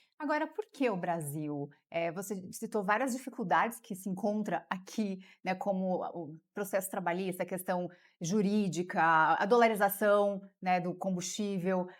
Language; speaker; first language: Portuguese; native; Portuguese